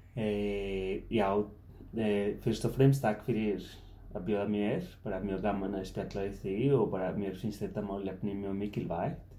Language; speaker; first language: Icelandic; non-native, fluent; Spanish